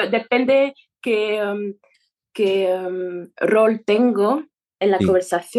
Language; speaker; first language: Spanish; non-native, fluent; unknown